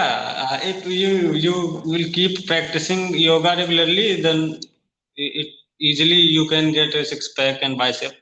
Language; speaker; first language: English; non-native, learner; Hindi